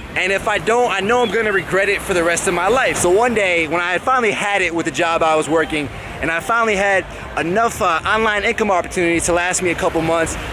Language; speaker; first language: English; native; English